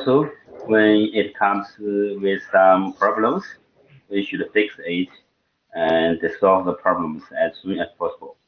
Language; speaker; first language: English; non-native, learner; Chinese